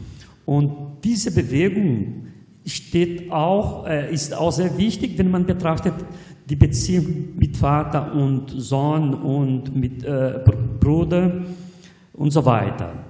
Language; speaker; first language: German; non-native, fluent; Portuguese